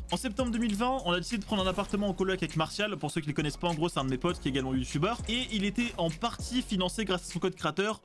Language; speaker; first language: French; native; French